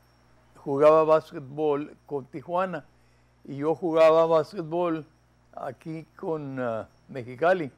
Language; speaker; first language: Spanish; early bilingual, heritage; Spanish